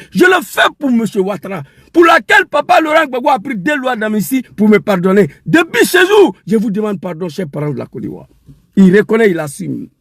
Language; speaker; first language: French; non-native, local second language; Dyula